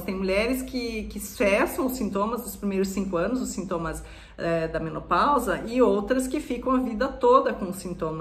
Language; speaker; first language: Portuguese; native; Portuguese